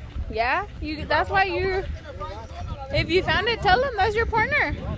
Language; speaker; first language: English; early bilingual, other home language; Spanish